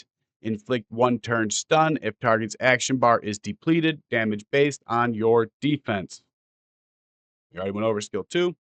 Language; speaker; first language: English; native; English